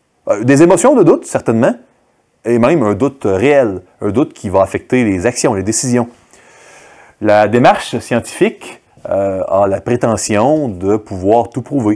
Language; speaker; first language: French; native; French